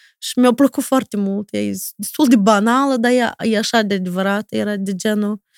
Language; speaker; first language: Romanian; native; Romanian